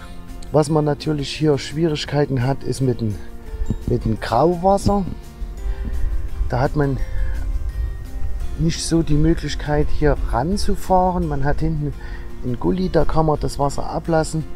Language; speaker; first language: German; native; German